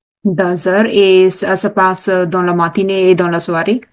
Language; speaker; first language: French; non-native, learner; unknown